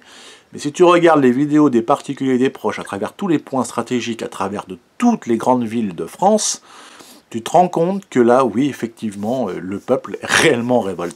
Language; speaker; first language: French; native; French